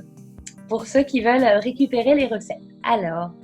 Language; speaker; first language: French; native; French